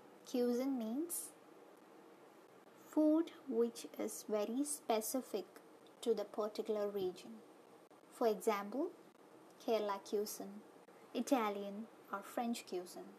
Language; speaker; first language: English; non-native, local second language; Malayalam